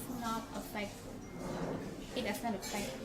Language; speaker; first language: English; non-native, learner; Khmer